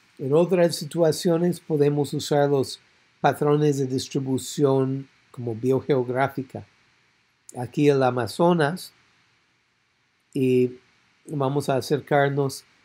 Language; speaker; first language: Spanish; non-native, fluent; English